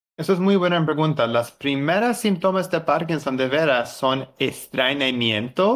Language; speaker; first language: Spanish; non-native, fluent; English